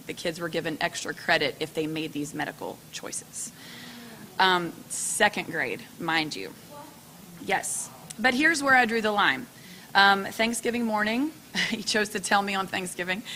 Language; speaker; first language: English; native; English